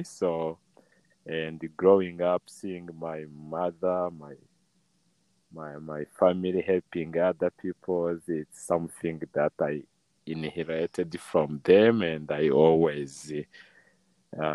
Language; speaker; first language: English; non-native, local second language; Kinyarwanda